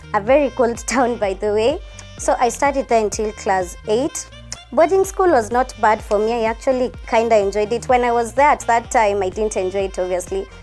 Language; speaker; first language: English; non-native, local second language; Kikuyu